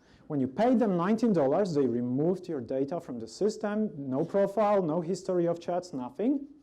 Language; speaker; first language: English; non-native, fluent; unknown